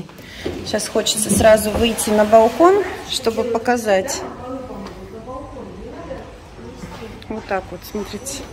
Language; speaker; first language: Russian; native; Russian